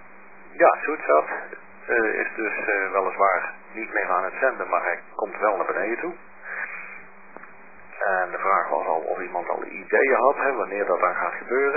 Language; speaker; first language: Dutch; native; Dutch